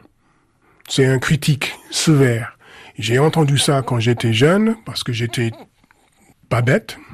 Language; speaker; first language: French; non-native, fluent; English